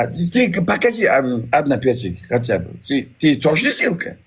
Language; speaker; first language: Russian; non-native, learner; Uzbek